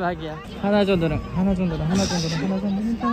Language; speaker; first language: Korean; non-native, learner; Japanese